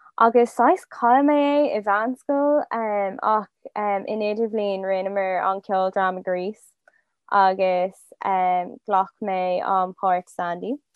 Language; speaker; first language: Irish; non-native, local second language; English